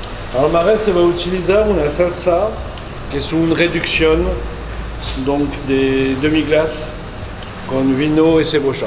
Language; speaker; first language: Spanish; non-native, learner; French